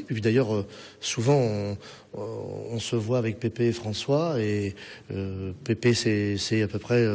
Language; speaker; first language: French; native; French